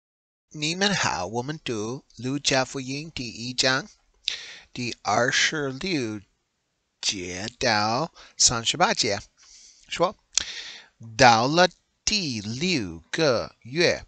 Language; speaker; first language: Chinese; non-native, learner; English